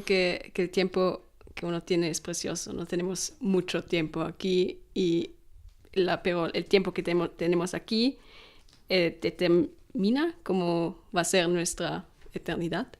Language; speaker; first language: Spanish; non-native, fluent; German